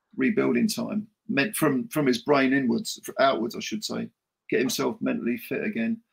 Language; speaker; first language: English; native; English